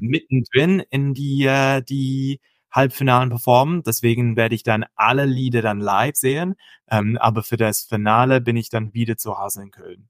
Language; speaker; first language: German; non-native, fluent; English